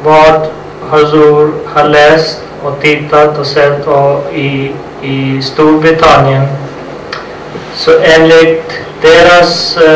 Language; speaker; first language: Swedish; non-native, fluent; Urdu